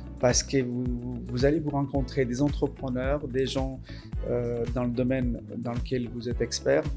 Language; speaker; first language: French; non-native, fluent; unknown